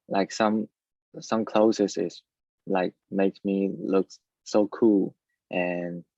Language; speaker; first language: English; non-native, learner; Chinese